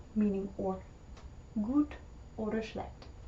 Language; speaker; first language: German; non-native, learner; English